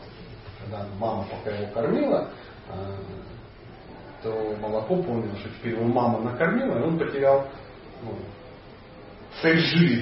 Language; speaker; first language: Russian; native; Russian